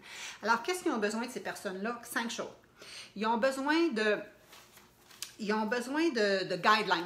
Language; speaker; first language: French; native; French